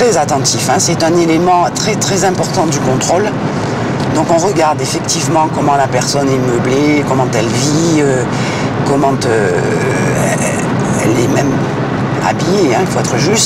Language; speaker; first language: French; native; French